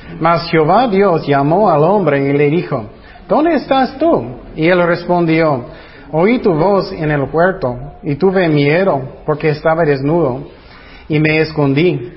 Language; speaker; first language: Spanish; non-native, fluent; English